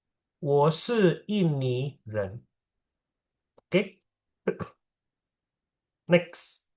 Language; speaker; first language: Chinese; non-native, fluent; Indonesian